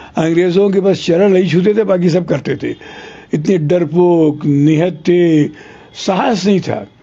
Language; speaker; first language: Hindi; non-native, local second language; Telugu